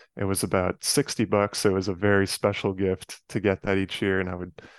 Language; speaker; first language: English; native; English